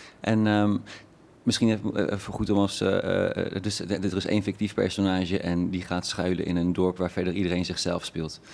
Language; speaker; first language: Dutch; early bilingual, other home language; Persian